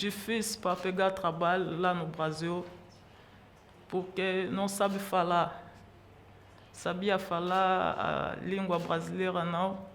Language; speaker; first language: Portuguese; non-native, learner; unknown